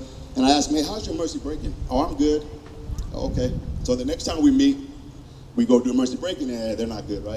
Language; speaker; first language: English; native; English